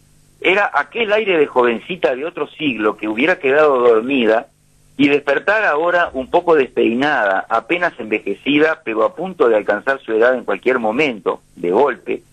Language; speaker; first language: Spanish; native; Spanish